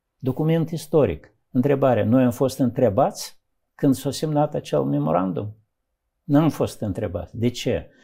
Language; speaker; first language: Romanian; native; Romanian